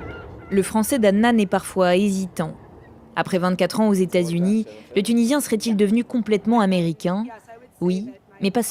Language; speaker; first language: French; native; French